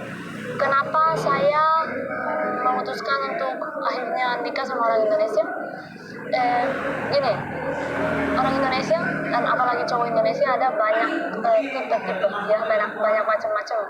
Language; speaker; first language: Indonesian; non-native, fluent; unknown